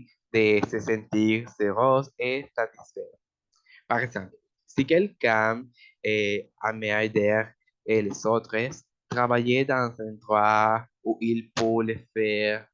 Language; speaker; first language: French; non-native, learner; Spanish